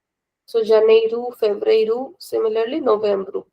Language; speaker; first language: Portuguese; non-native, fluent; Hindi